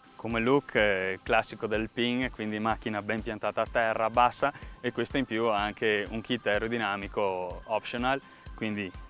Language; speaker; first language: Italian; native; Italian